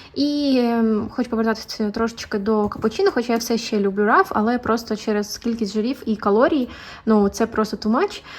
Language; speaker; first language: Ukrainian; non-native, local second language; Russian